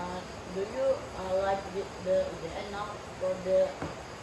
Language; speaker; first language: English; non-native, learner; Indonesian